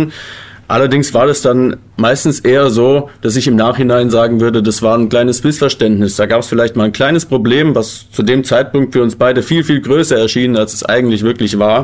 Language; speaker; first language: German; native; German